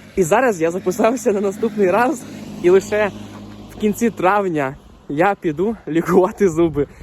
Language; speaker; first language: Ukrainian; native; Ukrainian